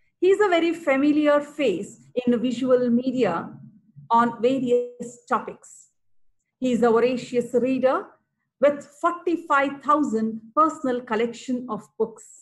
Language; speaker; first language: English; non-native, local second language; Kannada